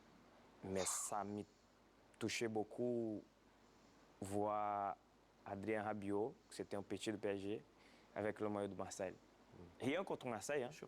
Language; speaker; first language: French; non-native, fluent; Portuguese